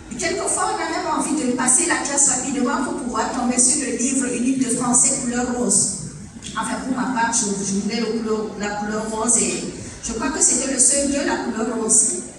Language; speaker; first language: French; non-native, local second language; Fula